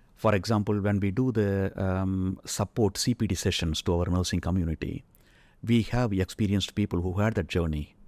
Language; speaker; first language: English; non-native, local second language; Tamil